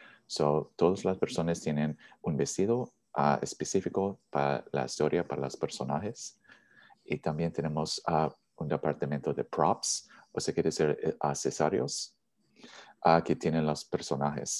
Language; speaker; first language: Spanish; non-native, learner; English